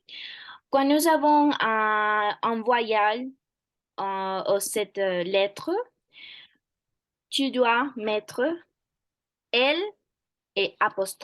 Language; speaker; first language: French; non-native, fluent; Spanish